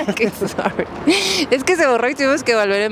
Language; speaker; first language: Spanish; native; Spanish